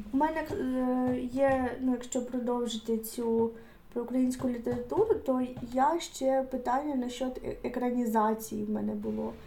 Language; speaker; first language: Ukrainian; native; Ukrainian